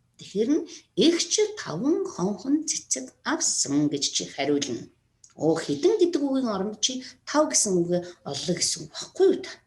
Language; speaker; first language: Mongolian; non-native, local second language; Kazakh